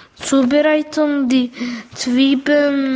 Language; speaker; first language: German; early bilingual, other home language; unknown